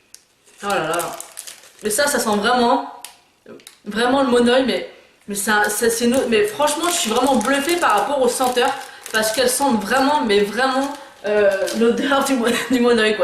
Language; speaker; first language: French; native; French